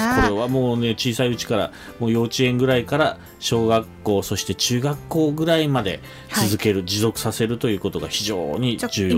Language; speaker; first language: Japanese; native; Japanese